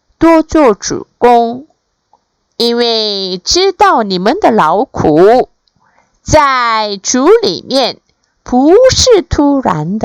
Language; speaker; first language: Chinese; non-native, fluent; Korean